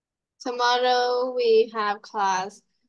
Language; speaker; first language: English; non-native, learner; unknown